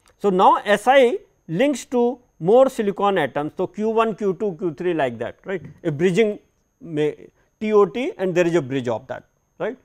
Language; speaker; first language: English; non-native, local second language; Hindi